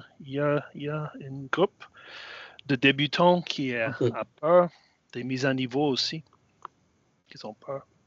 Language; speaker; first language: French; non-native, fluent; English